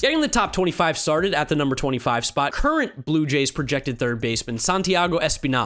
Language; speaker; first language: English; native; English